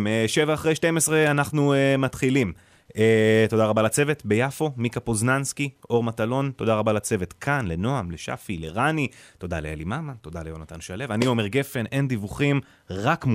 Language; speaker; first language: Hebrew; native; Hebrew